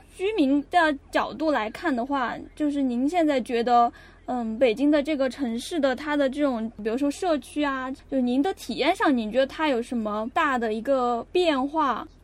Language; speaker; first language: Chinese; native; Chinese